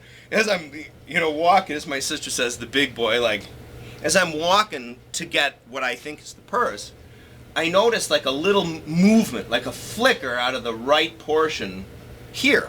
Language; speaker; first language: English; native; English